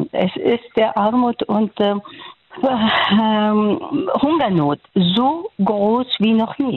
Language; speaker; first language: German; non-native, fluent; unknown